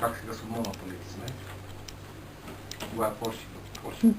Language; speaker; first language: Bulgarian; non-native, learner; Finnish